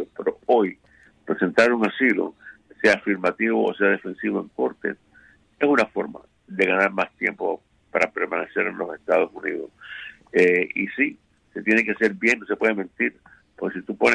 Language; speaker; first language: Spanish; native; Spanish